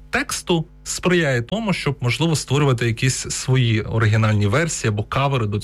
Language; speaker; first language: Ukrainian; non-native, local second language; Russian